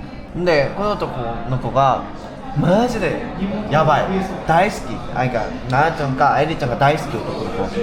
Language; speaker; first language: Japanese; non-native, learner; Korean